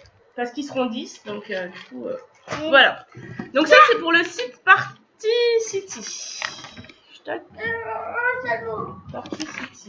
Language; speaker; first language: French; native; French